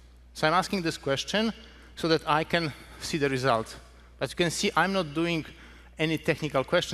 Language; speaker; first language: English; non-native, fluent; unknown